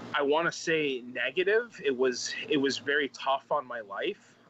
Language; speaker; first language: English; native; English